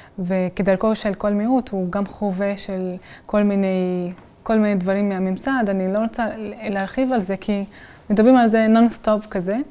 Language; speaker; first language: Hebrew; non-native, local second language; Arabic